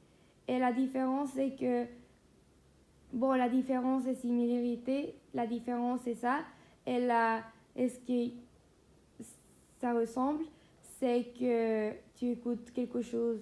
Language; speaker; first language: French; non-native, fluent; Spanish